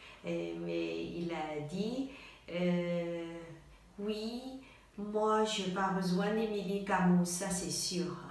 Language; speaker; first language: French; non-native, learner; Chinese